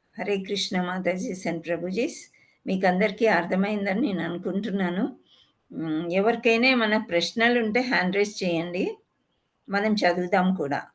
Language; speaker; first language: Telugu; native; Telugu